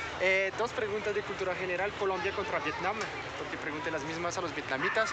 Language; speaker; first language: Spanish; non-native, fluent; French